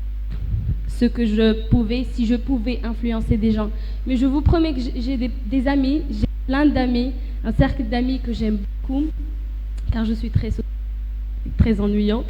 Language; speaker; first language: French; non-native, local second language; Arabic